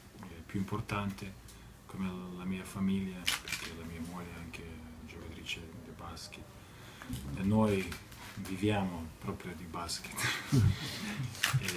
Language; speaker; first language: Italian; non-native, fluent; Lithuanian